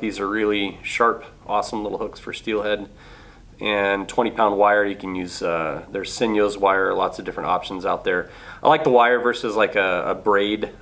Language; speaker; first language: English; native; English